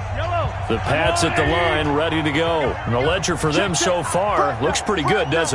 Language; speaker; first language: English; native; English